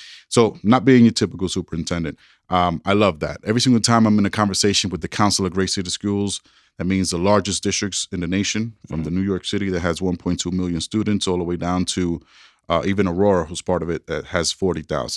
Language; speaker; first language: English; early bilingual, other home language; Spanish